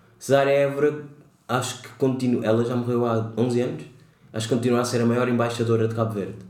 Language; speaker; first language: Portuguese; native; Portuguese